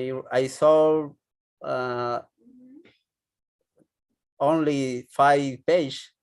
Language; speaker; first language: English; non-native, learner; Spanish